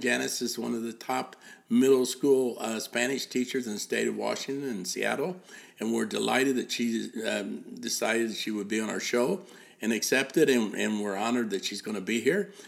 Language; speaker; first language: English; native; English